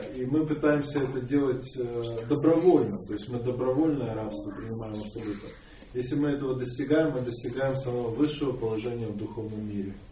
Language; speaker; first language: Russian; native; Russian